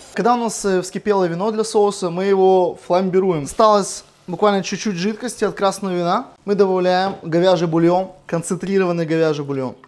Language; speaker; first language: Russian; non-native, local second language; Romanian